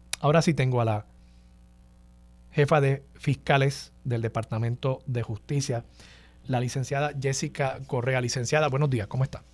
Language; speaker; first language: Spanish; native; Spanish